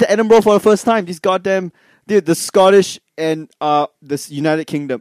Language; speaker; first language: English; non-native, local second language; Chinese